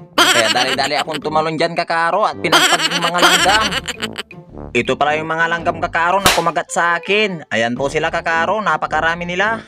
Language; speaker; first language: Filipino; non-native, local second language; Pangasinan